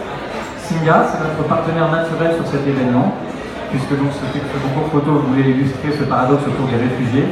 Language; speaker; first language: French; native; French